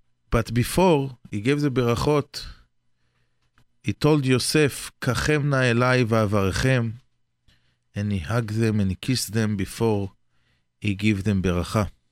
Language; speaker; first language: English; non-native, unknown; Hebrew